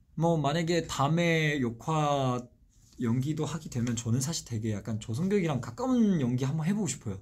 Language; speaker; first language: Korean; non-native, fluent; Chinese